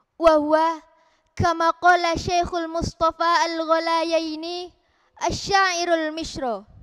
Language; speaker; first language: Arabic; non-native, learner; Indonesian